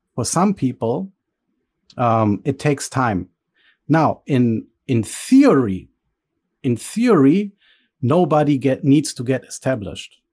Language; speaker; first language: English; early bilingual, other home language; Bulgarian